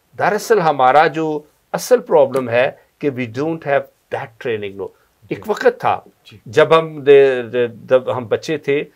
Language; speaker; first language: Urdu; non-native, local second language; Punjabi